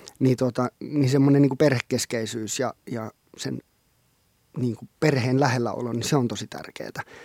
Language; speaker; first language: Finnish; non-native, local second language; Swedish